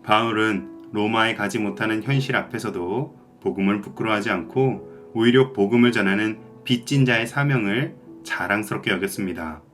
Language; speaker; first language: Korean; native; Korean